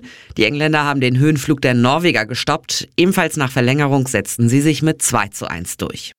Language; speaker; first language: German; native; German